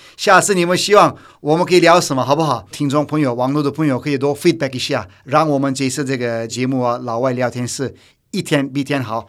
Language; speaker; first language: Chinese; non-native, fluent; Turkish